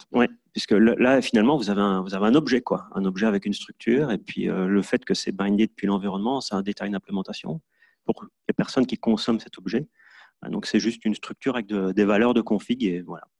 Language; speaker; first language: French; native; French